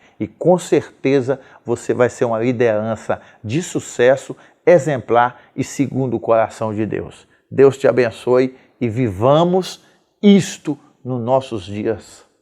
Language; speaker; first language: Portuguese; native; Portuguese